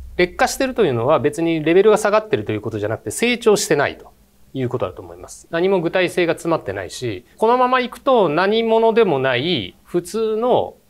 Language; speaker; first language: Japanese; native; Japanese